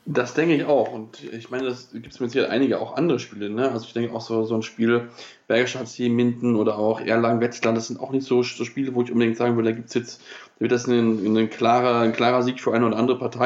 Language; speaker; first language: German; native; German